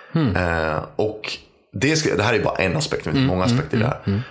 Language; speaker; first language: Swedish; native; Swedish